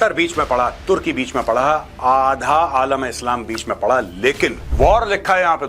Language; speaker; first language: Hindi; native; Hindi